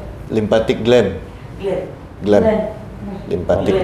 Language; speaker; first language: English; non-native, learner; Indonesian